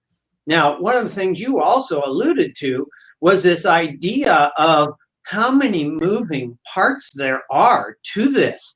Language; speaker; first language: English; native; English